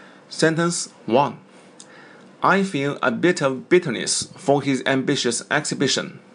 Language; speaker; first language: English; non-native, fluent; Chinese